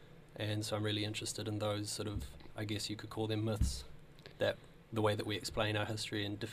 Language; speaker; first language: English; native; English